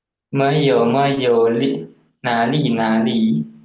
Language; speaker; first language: Chinese; non-native, learner; Lao